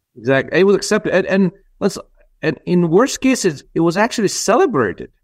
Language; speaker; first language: English; non-native, local second language; Nepali